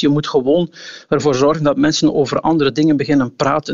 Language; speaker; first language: Dutch; native; Dutch